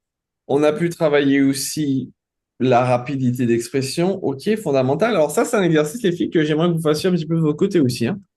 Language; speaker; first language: French; native; French